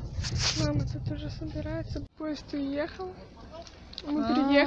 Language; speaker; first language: Russian; native; Russian